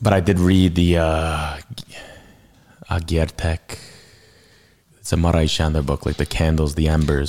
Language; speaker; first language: English; early bilingual, other home language; Hungarian